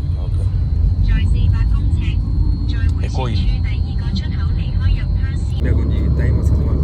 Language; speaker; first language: Hindi; non-native, local second language; Tulu